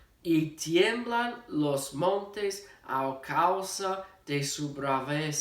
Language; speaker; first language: Spanish; non-native, fluent; English